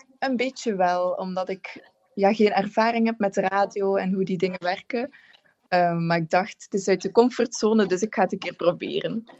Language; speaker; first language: Dutch; native; Dutch